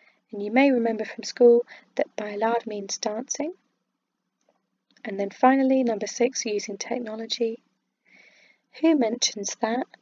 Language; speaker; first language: English; native; English